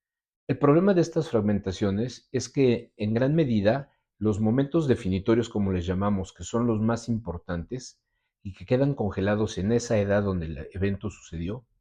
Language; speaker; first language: Spanish; native; Spanish